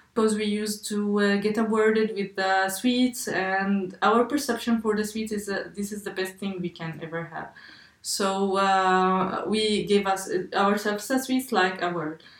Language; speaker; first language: English; non-native, fluent; Arabic